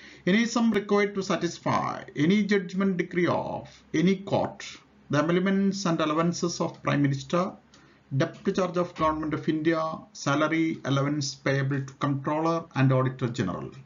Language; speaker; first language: English; non-native, local second language; Malayalam